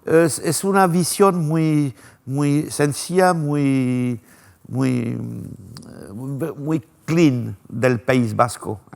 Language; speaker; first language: Spanish; non-native, fluent; French